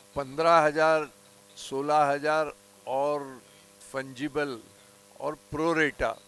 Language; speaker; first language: Hindi; non-native, local second language; Marathi